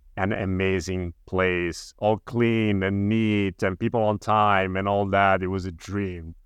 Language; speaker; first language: English; non-native, fluent; Italian